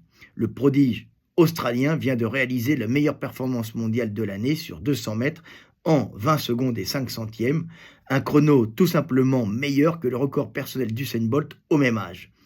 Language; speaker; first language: French; native; French